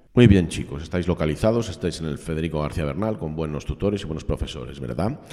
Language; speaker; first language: Spanish; native; Spanish